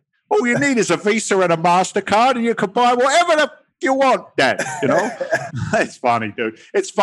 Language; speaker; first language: English; native; English